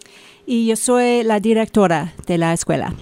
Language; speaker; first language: Spanish; non-native, learner; English